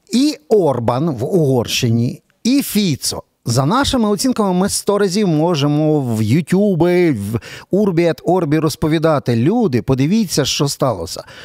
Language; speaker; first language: Ukrainian; native; Ukrainian